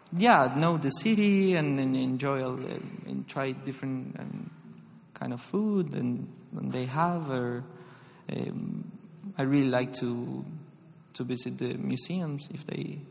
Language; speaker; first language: English; non-native, fluent; Spanish